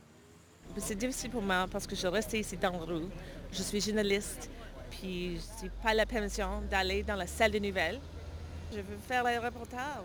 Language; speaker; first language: French; non-native, learner; English